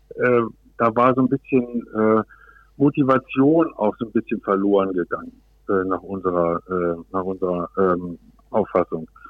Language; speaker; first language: German; native; German